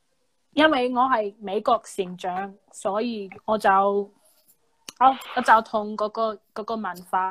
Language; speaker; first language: Chinese; non-native, fluent; English